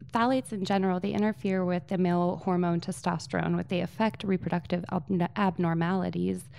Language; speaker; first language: English; early bilingual, other home language; Polish